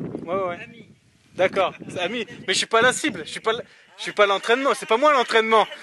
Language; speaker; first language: French; native; French